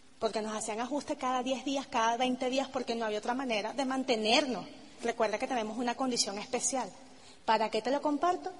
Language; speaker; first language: Spanish; native; Spanish